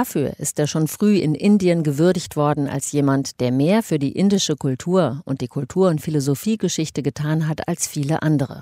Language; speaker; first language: German; native; German